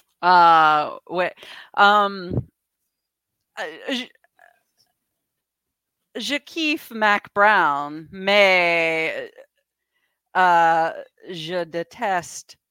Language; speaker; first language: French; non-native, learner; English